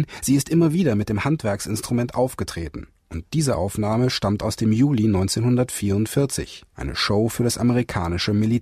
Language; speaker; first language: German; native; German